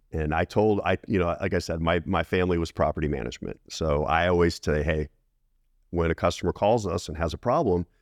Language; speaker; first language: English; native; English